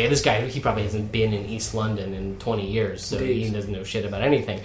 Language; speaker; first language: English; native; English